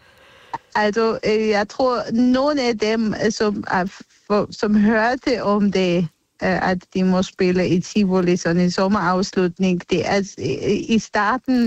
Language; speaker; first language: Danish; non-native, fluent; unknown